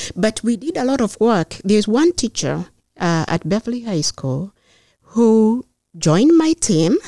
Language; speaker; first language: English; non-native, local second language; Kikuyu